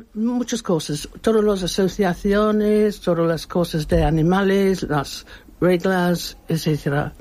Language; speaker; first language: Spanish; non-native, learner; English